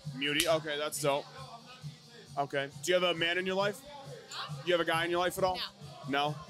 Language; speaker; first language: English; native; English